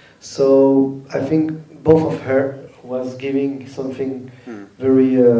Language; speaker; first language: English; non-native, learner; French